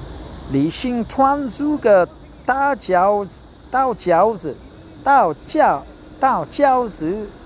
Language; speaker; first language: Chinese; non-native, learner; Korean